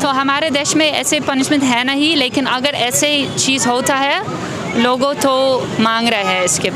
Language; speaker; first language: Hindi; non-native, learner; Dutch